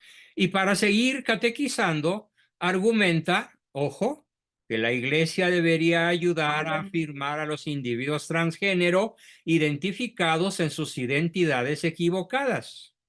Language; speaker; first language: Spanish; native; Spanish